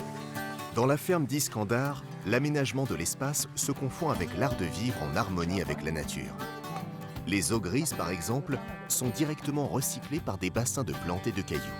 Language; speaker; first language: French; native; French